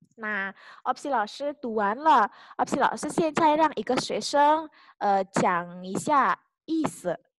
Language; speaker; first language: Chinese; non-native, fluent; Indonesian